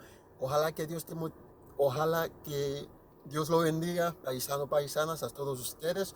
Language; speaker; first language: Spanish; non-native, learner; Haitian Creole